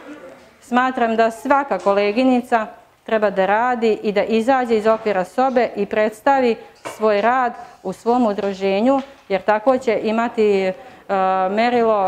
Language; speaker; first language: Serbian; native; Serbian